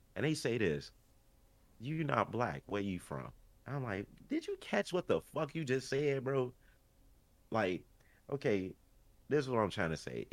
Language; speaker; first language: English; early bilingual, other home language; Haitian Creole